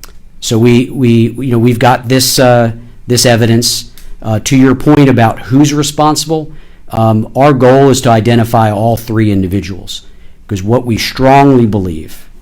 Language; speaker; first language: English; native; English